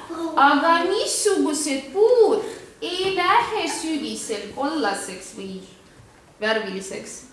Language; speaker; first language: Estonian; non-native, local second language; Russian